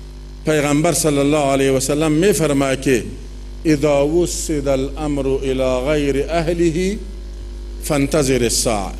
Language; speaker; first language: Persian; non-native, local second language; Pashto